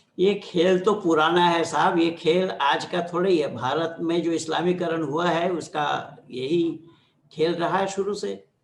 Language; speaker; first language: Hindi; non-native, local second language; Bangla